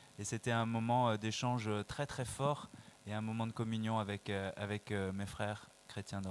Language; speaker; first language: French; native; French